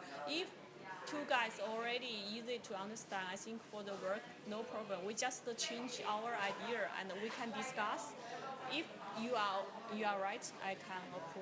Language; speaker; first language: English; non-native, learner; Chinese